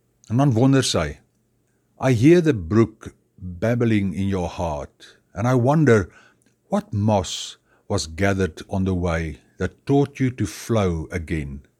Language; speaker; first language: English; non-native, local second language; Afrikaans